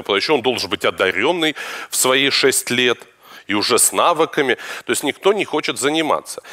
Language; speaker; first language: Russian; native; Russian